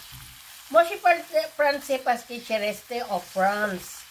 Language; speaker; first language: French; non-native, learner; Filipino